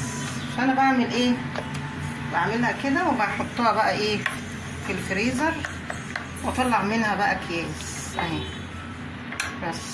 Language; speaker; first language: Arabic; native; Arabic